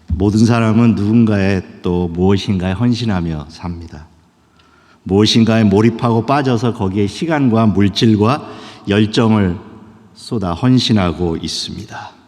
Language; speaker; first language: Korean; early bilingual, heritage; Korean